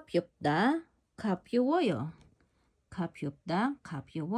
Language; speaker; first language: Korean; non-native, learner; Filipino